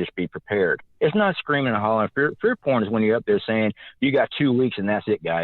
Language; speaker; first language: English; native; English